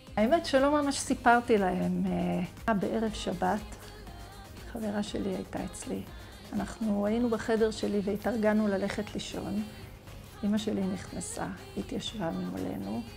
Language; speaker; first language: Hebrew; native; Hebrew